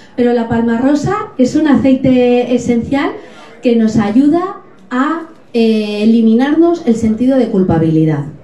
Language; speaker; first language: Spanish; native; Spanish